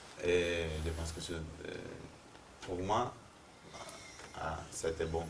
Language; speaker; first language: French; non-native, fluent; Spanish